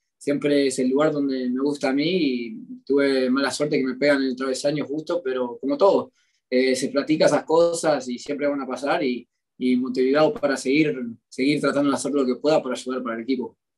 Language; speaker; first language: Spanish; early bilingual, heritage; Spanish